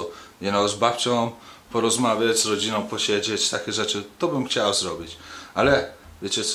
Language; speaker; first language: Polish; early bilingual, heritage; Polish